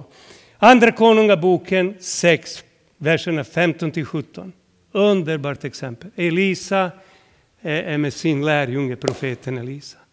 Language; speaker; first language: Swedish; non-native, fluent; Serbian